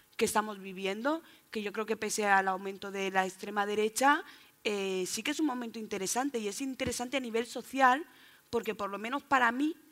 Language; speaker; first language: Spanish; native; Spanish